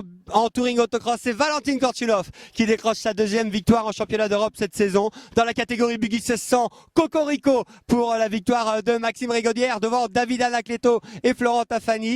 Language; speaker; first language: French; native; French